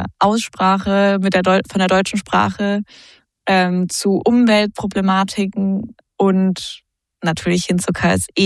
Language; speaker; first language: German; native; German